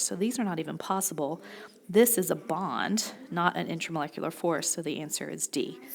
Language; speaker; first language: English; native; English